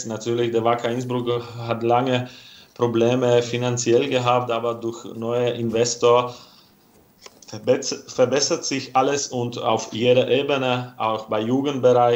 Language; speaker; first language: German; non-native, fluent; Slovak